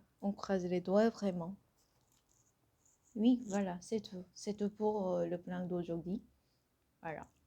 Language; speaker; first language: French; non-native, fluent; Korean